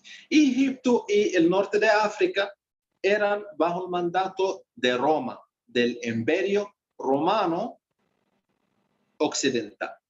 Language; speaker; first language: Spanish; non-native, fluent; Arabic